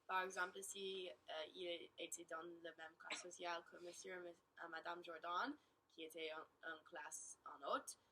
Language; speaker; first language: French; non-native, learner; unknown